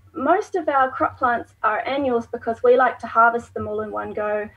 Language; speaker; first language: English; native; English